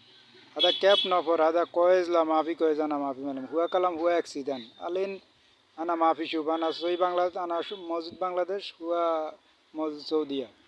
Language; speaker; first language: Arabic; non-native, learner; Bangla